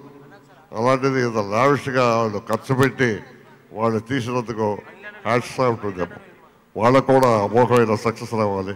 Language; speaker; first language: Telugu; native; Telugu